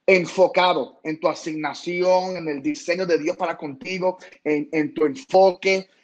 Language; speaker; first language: Spanish; early bilingual, heritage; Spanish